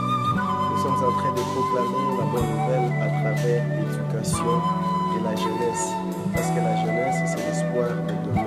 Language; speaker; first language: French; non-native, fluent; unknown